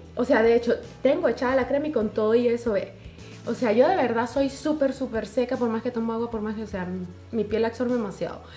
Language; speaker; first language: Spanish; native; Spanish